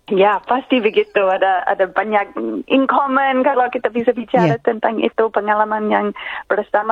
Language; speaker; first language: Indonesian; non-native, fluent; English